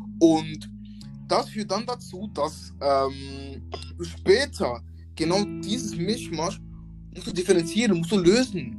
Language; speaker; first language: German; early bilingual, other home language; English